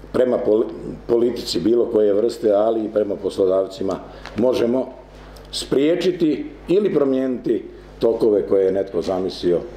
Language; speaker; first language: Croatian; native; Croatian